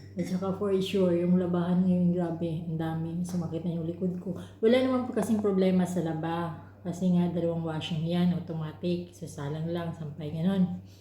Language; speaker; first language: Filipino; non-native, local second language; Cebuano